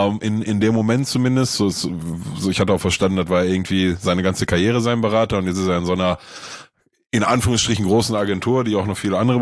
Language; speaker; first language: German; native; German